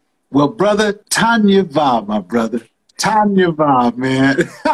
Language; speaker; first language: English; native; English